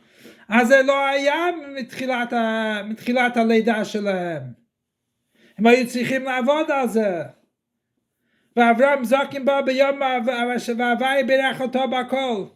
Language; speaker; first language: Hebrew; non-native, fluent; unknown